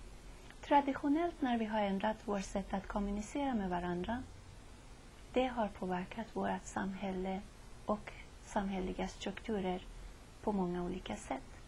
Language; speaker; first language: Swedish; non-native, fluent; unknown